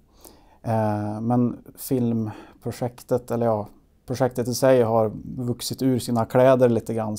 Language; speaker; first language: Swedish; native; Swedish